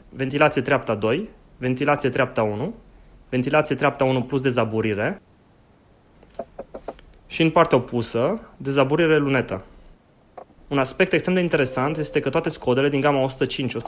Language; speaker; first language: Romanian; native; Romanian